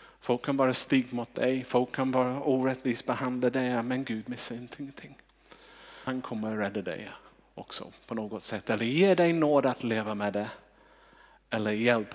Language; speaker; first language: Swedish; non-native, fluent; English